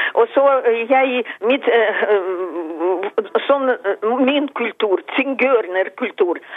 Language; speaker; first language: Norwegian; non-native, fluent; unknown